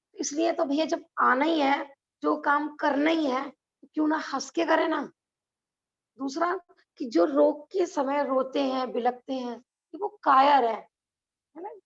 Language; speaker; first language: Hindi; native; Hindi